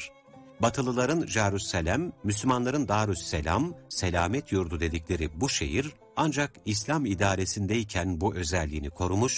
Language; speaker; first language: Turkish; native; Turkish